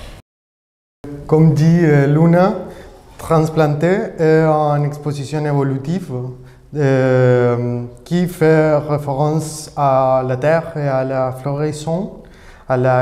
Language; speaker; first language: French; non-native, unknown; Spanish